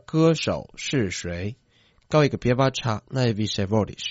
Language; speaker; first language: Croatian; non-native, fluent; Chinese